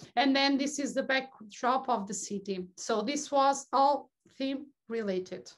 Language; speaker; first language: English; non-native, fluent; Portuguese